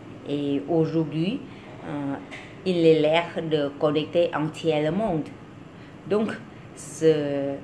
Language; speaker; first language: French; non-native, learner; Vietnamese